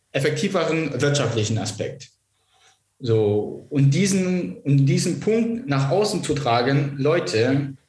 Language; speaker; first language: German; non-native, local second language; Kurdish